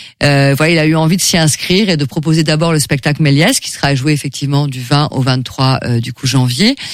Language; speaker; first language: French; native; French